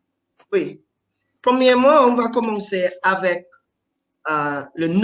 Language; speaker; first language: French; non-native, fluent; English